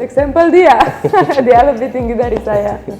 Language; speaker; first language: Indonesian; non-native, fluent; Romanian